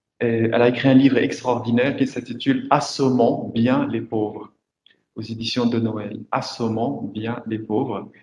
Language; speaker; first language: French; non-native, local second language; Arabic